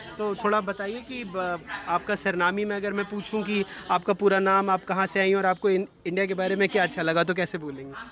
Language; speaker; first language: Hindi; native; Hindi